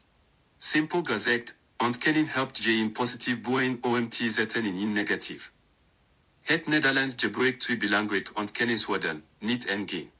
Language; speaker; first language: Dutch; non-native, learner; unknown